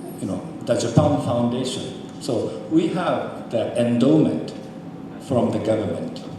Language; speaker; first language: English; non-native, fluent; Japanese